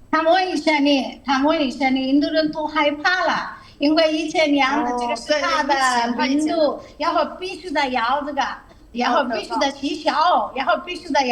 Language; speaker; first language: Chinese; non-native, learner; Telugu